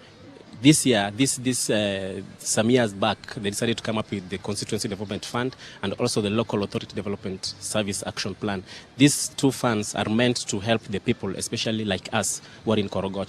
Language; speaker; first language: English; non-native, local second language; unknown